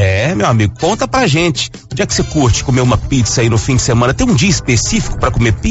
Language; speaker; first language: Portuguese; native; Portuguese